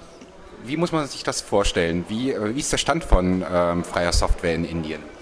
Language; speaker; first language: German; native; German